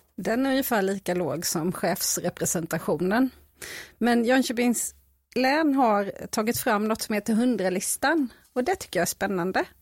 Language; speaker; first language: Swedish; native; Swedish